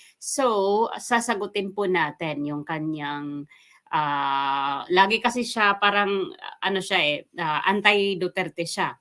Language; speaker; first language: Filipino; non-native, local second language; Waray